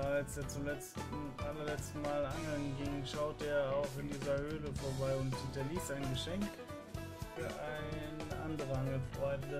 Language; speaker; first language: German; native; German